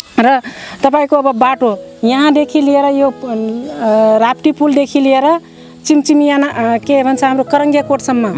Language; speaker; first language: Nepali; non-native, local second language; Dangaura Tharu